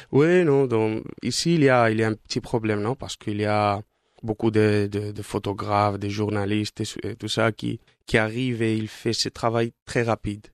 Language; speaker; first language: French; non-native, fluent; Spanish